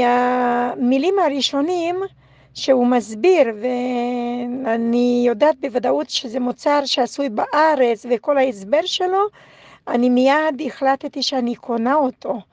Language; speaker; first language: Hebrew; non-native, fluent; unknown